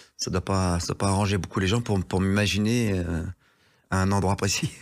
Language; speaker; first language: French; native; French